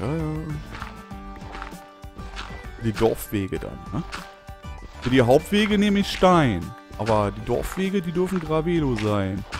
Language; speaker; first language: German; native; German